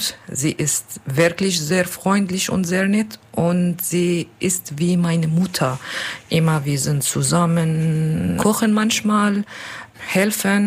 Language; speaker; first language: German; non-native, learner; Kurdish